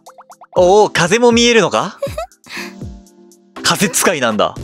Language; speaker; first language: Japanese; native; Japanese